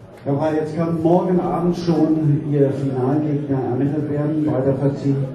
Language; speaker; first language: German; native; German